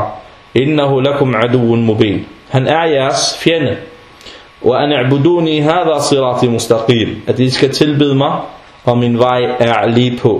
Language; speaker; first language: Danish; early bilingual, other home language; Arabic